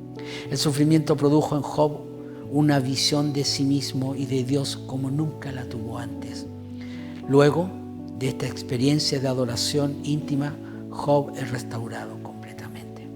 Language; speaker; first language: Spanish; native; Spanish